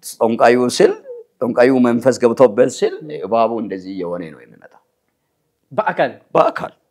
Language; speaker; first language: Amharic; non-native, local second language; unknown